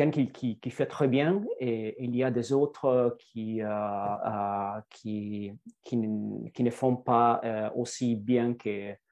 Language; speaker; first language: French; non-native, fluent; Italian